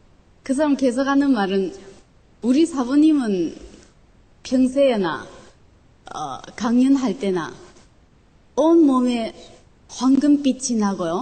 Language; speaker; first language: Korean; non-native, local second language; Chinese